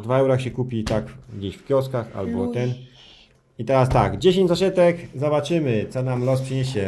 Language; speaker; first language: Polish; early bilingual, heritage; Polish